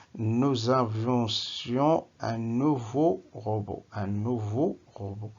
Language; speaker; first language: French; non-native, local second language; Arabic